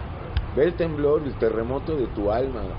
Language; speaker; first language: Spanish; native; Spanish